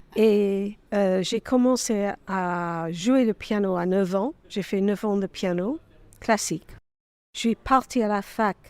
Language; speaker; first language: French; non-native, fluent; English